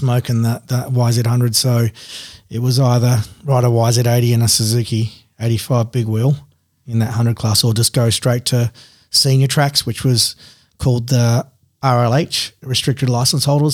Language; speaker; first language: English; native; English